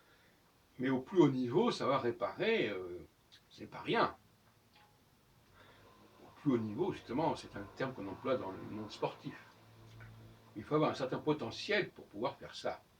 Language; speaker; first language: French; native; French